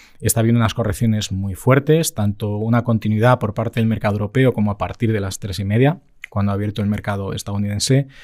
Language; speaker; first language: Spanish; native; Spanish